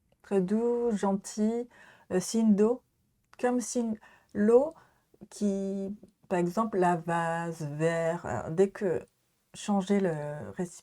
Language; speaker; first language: French; non-native, learner; Japanese